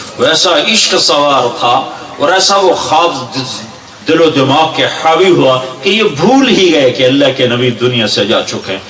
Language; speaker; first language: Urdu; non-native, local second language; Punjabi